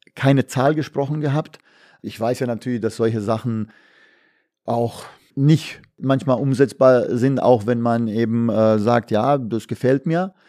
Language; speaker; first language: German; non-native, fluent; Bosnian